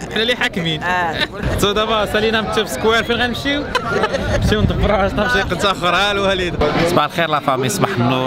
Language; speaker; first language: Arabic; native; Arabic